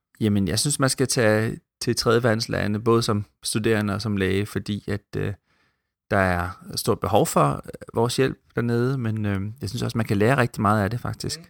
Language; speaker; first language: Danish; native; Danish